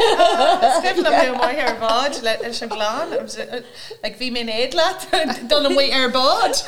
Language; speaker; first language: Irish; non-native, local second language; English